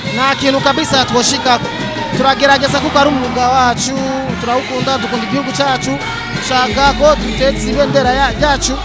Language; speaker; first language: Rundi; non-native, local second language; Swahili